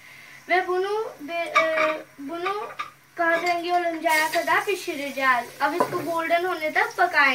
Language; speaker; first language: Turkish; non-native, learner; Urdu